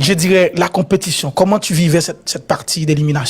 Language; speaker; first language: French; non-native, local second language; Haitian Creole